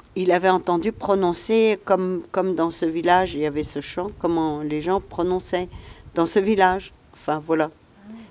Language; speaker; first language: French; native; French